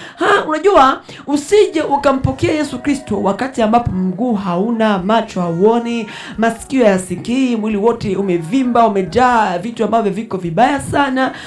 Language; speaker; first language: Swahili; non-native, local second language; Rundi